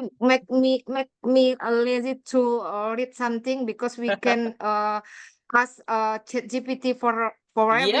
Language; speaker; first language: English; non-native, learner; Indonesian